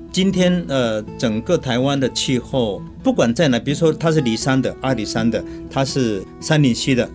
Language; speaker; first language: Chinese; native; Chinese